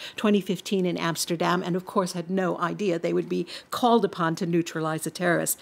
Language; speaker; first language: English; native; English